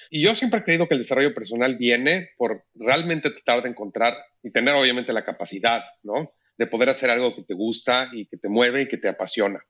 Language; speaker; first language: Spanish; native; Spanish